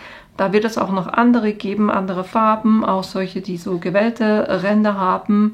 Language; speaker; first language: German; native; German